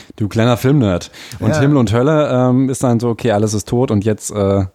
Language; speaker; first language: German; native; German